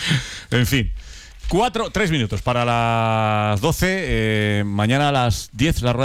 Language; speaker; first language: Spanish; native; Spanish